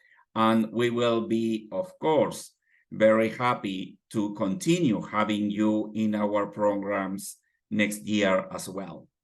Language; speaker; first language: English; non-native, fluent; Spanish